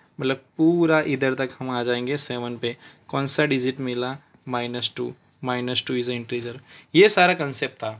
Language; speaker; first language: Hindi; non-native, local second language; Gujarati